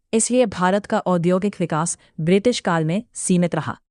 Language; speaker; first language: Hindi; native; Hindi